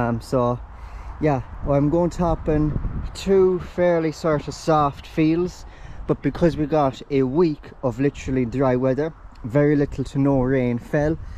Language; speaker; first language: English; native; English